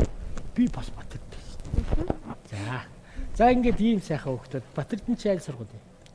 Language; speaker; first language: Mongolian; native; Mongolian